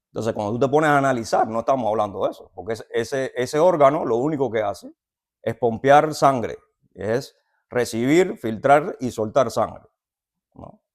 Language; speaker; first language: Spanish; native; Spanish